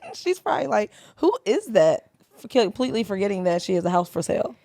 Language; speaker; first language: English; native; English